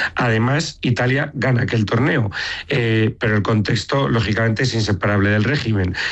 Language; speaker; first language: Spanish; native; Spanish